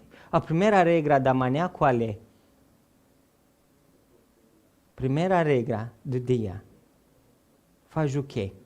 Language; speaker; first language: Portuguese; non-native, fluent; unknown